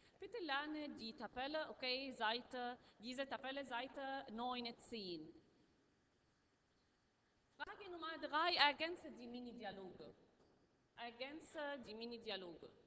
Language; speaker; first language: German; non-native, learner; Arabic